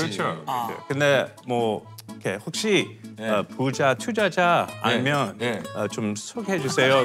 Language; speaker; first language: Korean; early bilingual, heritage; Korean